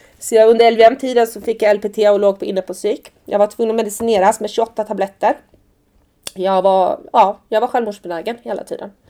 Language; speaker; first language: Swedish; early bilingual, other home language; Persian